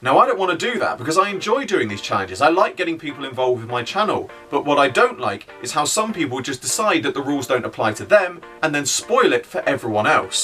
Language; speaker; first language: English; native; English